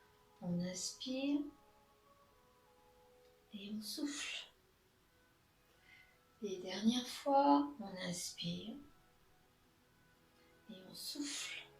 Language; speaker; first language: French; native; French